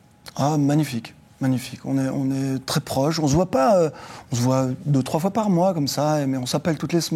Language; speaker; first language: French; native; French